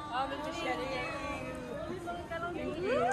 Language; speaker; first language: French; native; French